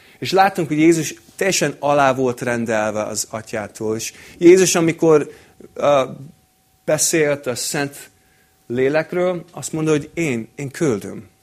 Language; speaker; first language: Hungarian; non-native, fluent; English